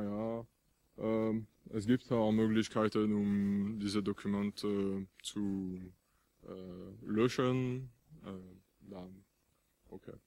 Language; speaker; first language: German; non-native, fluent; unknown